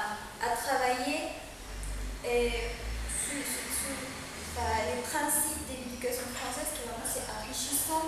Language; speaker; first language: French; non-native, fluent; Spanish